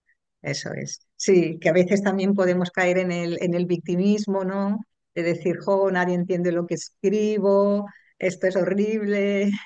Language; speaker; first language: Spanish; native; Spanish